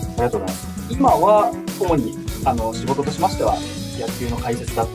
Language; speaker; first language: Japanese; native; Japanese